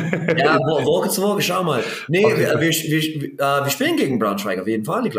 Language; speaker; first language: German; non-native, learner; English